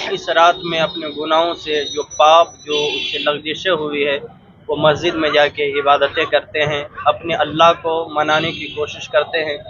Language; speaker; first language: Urdu; native; Urdu